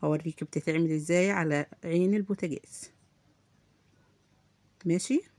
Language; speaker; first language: Arabic; native; Arabic